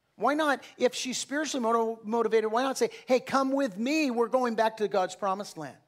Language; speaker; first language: English; native; English